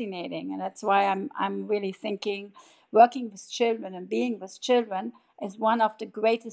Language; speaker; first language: English; non-native, fluent; German